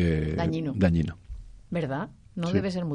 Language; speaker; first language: Spanish; native; Spanish